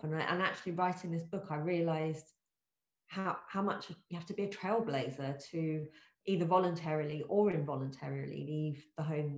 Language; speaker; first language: English; native; English